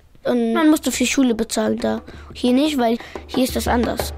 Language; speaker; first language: German; early bilingual, other home language; Pashto